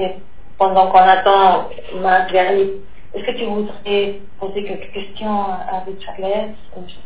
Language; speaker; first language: French; non-native, fluent; Spanish